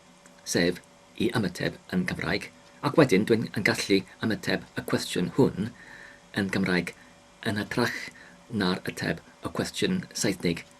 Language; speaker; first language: Welsh; non-native, learner; English